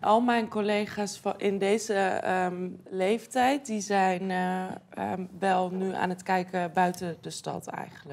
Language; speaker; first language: Dutch; native; Dutch